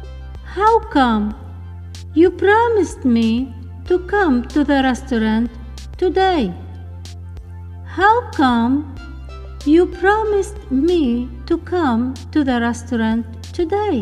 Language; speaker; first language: English; non-native, fluent; Arabic